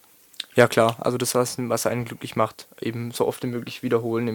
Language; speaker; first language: German; native; German